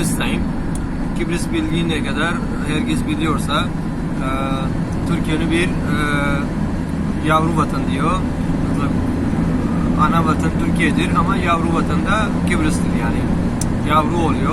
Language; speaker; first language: Turkish; non-native, learner; Urdu